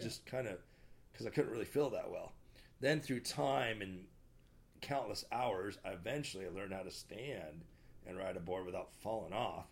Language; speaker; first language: English; native; English